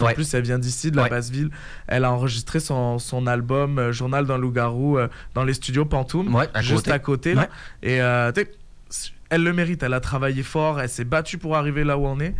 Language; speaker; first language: French; native; French